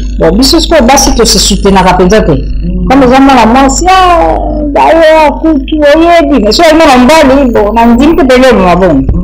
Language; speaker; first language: French; non-native, local second language; Lingala